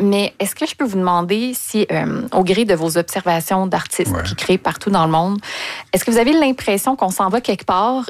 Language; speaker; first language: French; native; French